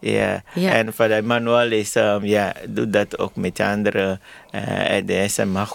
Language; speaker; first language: Dutch; non-native, learner; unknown